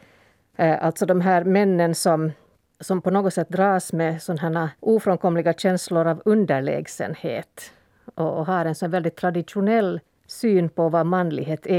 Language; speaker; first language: Swedish; native; Swedish